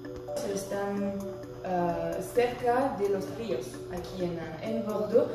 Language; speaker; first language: Spanish; non-native, fluent; French